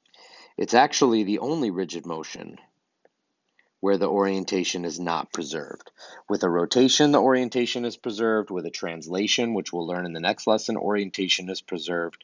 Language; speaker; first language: English; native; English